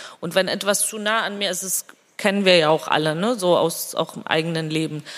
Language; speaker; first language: German; non-native, fluent; Georgian